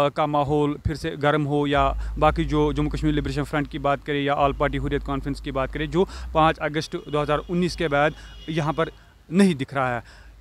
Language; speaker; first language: Hindi; non-native, local second language; Kashmiri